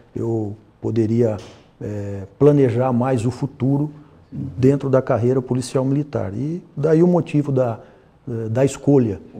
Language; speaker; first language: Portuguese; native; Portuguese